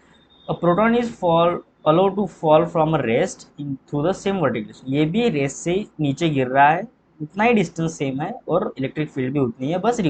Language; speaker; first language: Hindi; native; Hindi